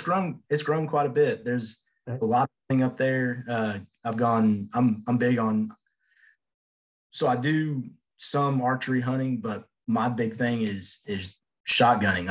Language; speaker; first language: English; native; English